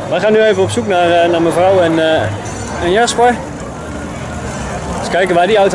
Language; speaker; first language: Dutch; native; Dutch